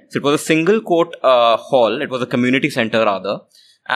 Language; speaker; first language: English; non-native, local second language; Hindi